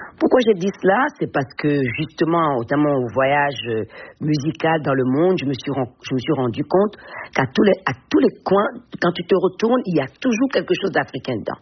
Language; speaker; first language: French; non-native, local second language; Fon